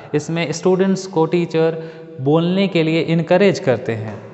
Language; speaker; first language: Hindi; native; Hindi